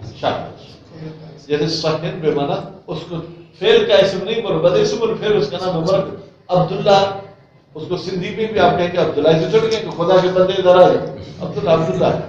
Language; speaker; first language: Urdu; non-native, local second language; Sindhi